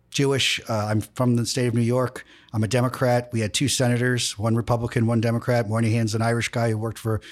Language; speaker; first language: English; native; English